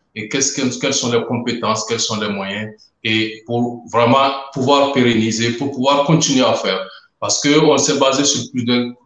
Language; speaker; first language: French; non-native, local second language; Mossi